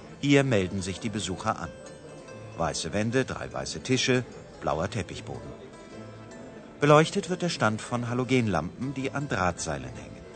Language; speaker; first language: German; native; German